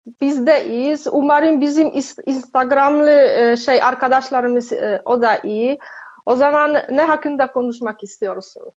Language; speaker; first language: Turkish; non-native, learner; Polish